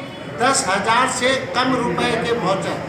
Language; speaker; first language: Hindi; native; Hindi